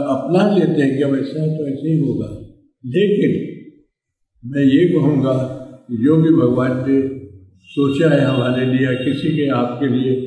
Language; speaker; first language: Hindi; native; Hindi